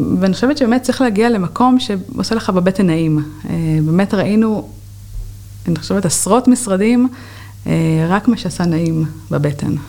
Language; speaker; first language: Hebrew; native; Hebrew